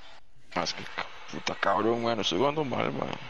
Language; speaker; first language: Spanish; native; Spanish